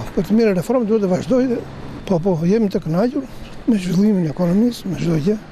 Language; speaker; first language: Albanian; native; Albanian